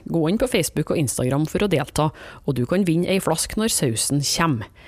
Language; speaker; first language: Norwegian; native; Norwegian